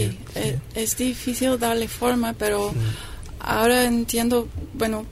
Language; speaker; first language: Spanish; non-native, fluent; English